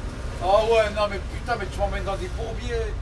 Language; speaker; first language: French; native; French